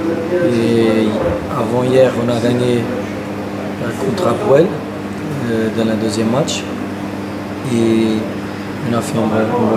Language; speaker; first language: French; non-native, fluent; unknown